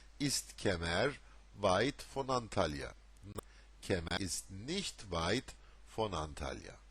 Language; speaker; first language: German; non-native, fluent; Turkish